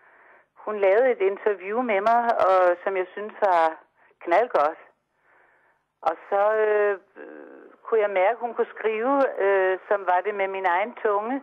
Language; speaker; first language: Danish; native; Danish